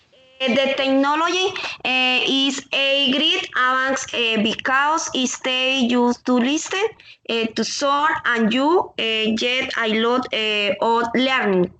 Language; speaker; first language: English; non-native, learner; Spanish